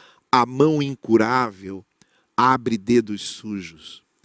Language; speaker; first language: Portuguese; native; Portuguese